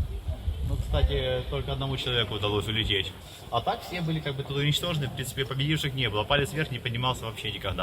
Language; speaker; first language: Russian; native; Russian